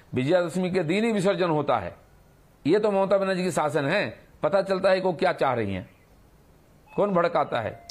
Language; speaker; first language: Hindi; non-native, local second language; Bangla